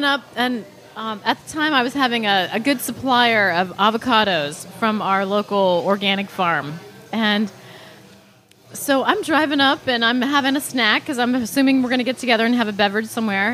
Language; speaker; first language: English; native; English